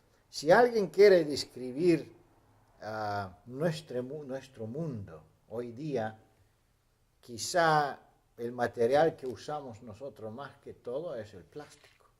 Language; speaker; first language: Spanish; non-native, fluent; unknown